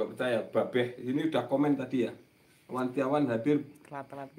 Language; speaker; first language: Indonesian; non-native, local second language; Javanese